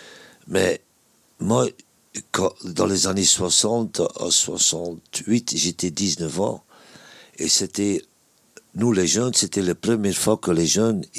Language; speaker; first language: French; non-native, local second language; Dutch